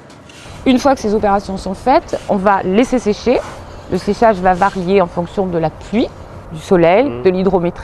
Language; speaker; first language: French; native; French